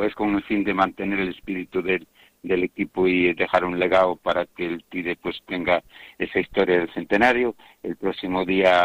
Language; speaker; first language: Spanish; native; Spanish